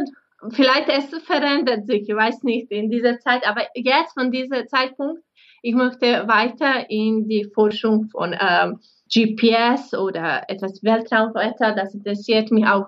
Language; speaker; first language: German; non-native, fluent; Bosnian